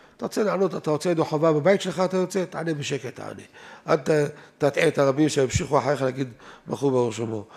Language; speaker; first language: Hebrew; native; Hebrew